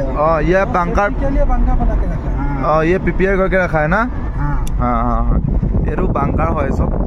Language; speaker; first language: Hindi; non-native, local second language; Assamese